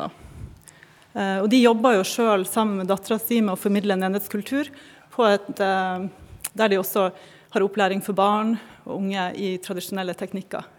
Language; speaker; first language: Norwegian; native; Norwegian